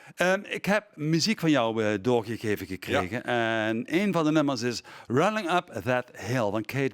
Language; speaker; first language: Dutch; native; Dutch